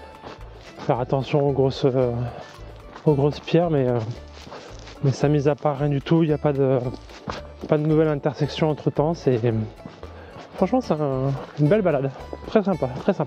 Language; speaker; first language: French; native; French